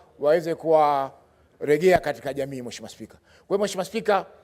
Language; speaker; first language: Swahili; native; Swahili